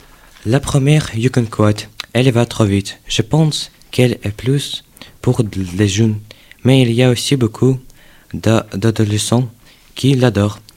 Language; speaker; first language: French; non-native, learner; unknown